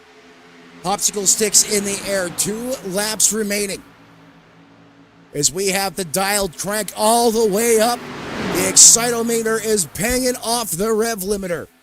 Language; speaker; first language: English; native; English